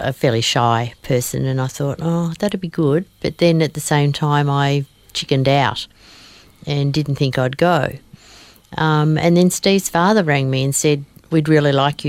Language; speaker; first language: English; native; English